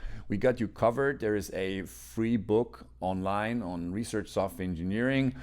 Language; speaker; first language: English; non-native, fluent; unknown